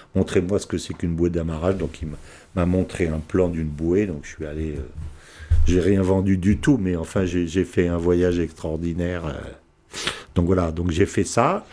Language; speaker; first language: French; early bilingual, heritage; French